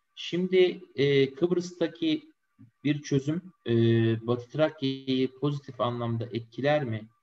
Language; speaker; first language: Turkish; native; Turkish